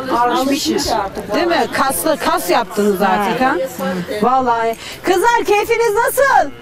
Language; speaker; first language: Turkish; native; Turkish